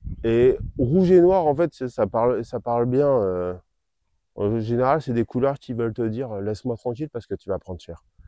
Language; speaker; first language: French; native; French